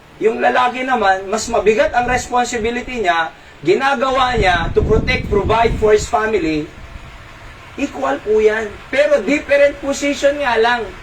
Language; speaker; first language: Filipino; non-native, local second language; Iloko